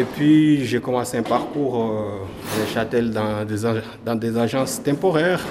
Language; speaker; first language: French; non-native, fluent; Portuguese